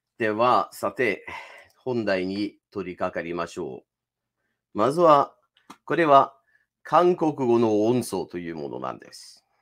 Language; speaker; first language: Japanese; non-native, fluent; English